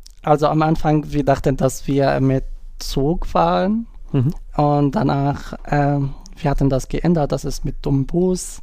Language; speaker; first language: German; non-native, learner; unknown